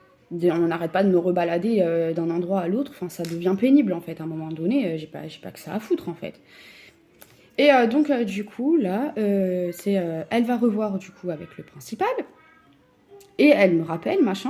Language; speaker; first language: French; native; French